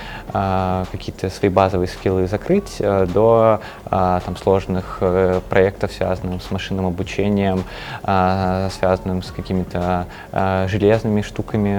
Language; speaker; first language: Russian; native; Russian